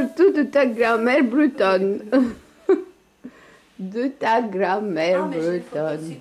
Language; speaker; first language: French; non-native, local second language; Russian